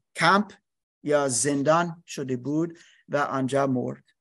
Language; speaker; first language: Persian; non-native, learner; English